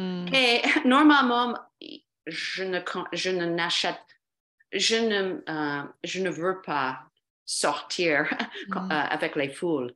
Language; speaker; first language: French; non-native, fluent; English